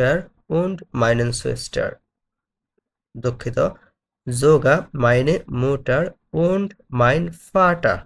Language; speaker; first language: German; non-native, fluent; Bangla